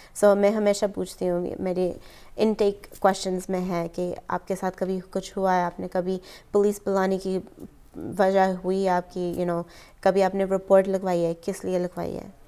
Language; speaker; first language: Hindi; early bilingual, heritage; Hindi